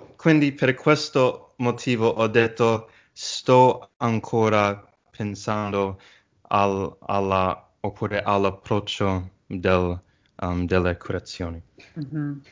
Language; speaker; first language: Italian; non-native, learner; English